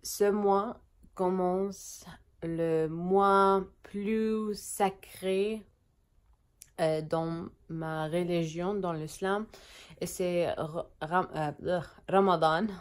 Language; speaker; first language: French; non-native, learner; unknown